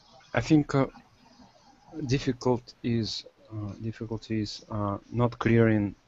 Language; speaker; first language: English; non-native, learner; Russian